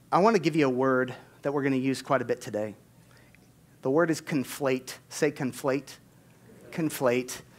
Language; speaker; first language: English; native; English